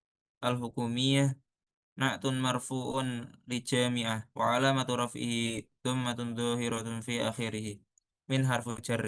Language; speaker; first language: Arabic; non-native, learner; Indonesian